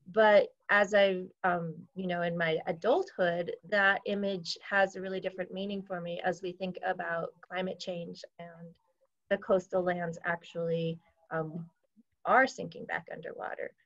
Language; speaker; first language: English; native; English